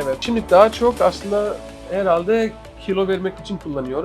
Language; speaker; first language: Turkish; early bilingual, other home language; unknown